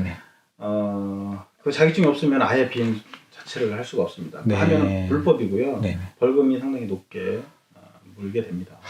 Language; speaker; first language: Korean; native; Korean